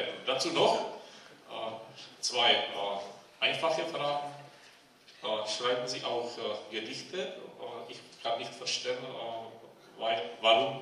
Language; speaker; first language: German; non-native, fluent; Czech